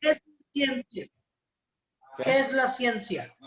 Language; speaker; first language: Spanish; native; Spanish